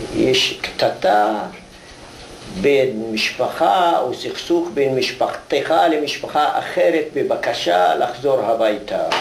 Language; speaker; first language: Hebrew; non-native, local second language; Arabic